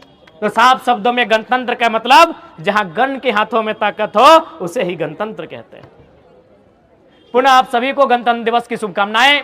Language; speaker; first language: Hindi; non-native, local second language; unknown